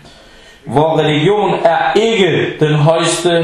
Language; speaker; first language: Danish; early bilingual, other home language; Arabic